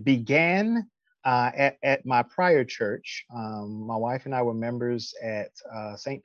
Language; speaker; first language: English; native; English